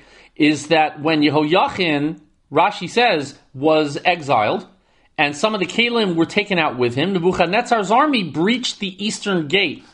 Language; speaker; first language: English; native; English